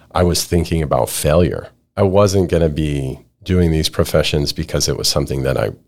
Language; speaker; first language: English; native; English